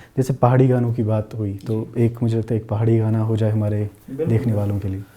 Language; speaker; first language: Hindi; non-native, local second language; Kashmiri